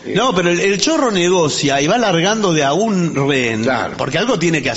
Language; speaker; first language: Spanish; native; Spanish